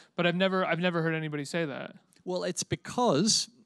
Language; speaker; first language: English; native; English